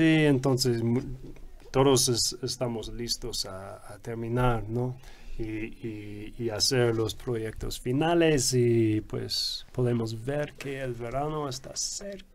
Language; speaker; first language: Spanish; non-native, fluent; English